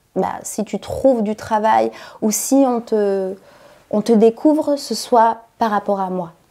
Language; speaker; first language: French; native; French